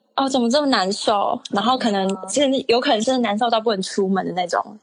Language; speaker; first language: Chinese; native; Chinese